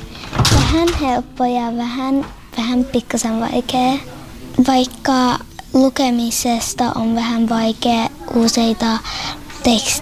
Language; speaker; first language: Finnish; non-native, learner; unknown